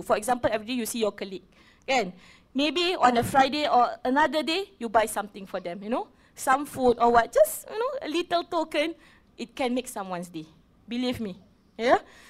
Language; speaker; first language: English; non-native, local second language; Malay